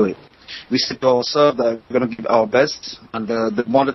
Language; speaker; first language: English; non-native, local second language; French